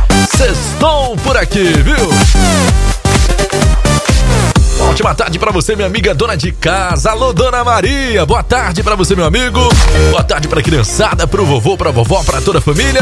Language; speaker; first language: Portuguese; native; Portuguese